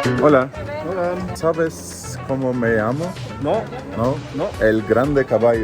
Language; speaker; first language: Spanish; non-native, learner; Turkish